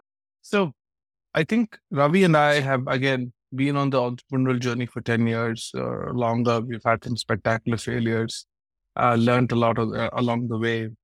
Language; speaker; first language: English; non-native, local second language; Telugu